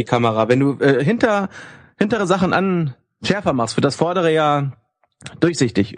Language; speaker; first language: German; native; German